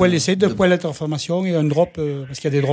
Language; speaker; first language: French; native; French